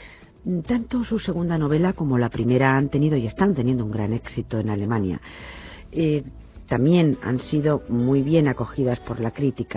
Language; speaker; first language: Spanish; native; Spanish